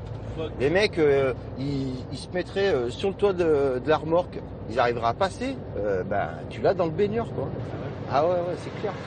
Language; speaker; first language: French; native; French